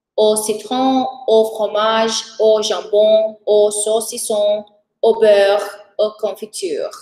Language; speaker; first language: French; non-native, fluent; Portuguese